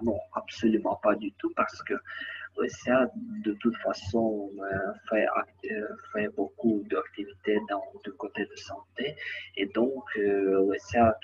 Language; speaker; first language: French; non-native, learner; Ukrainian